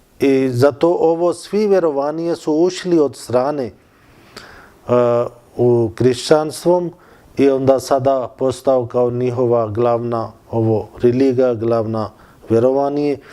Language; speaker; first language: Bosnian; non-native, fluent; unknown